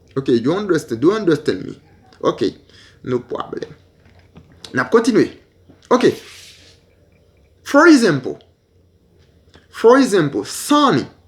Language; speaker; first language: English; non-native, learner; Haitian Creole